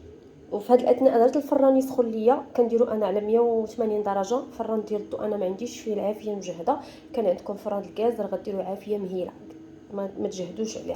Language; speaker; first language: Arabic; native; Arabic